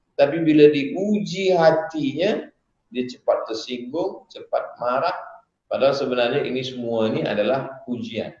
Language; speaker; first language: Malay; native; Malay